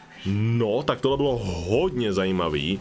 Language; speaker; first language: Czech; native; Czech